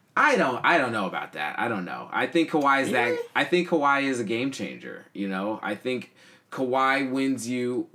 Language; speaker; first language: English; native; English